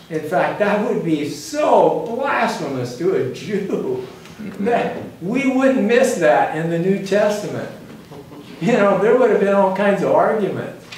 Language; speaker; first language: English; native; English